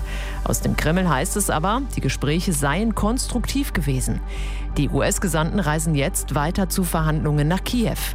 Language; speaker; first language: German; native; German